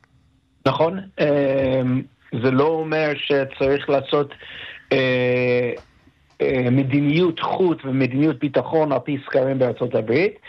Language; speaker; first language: Hebrew; non-native, fluent; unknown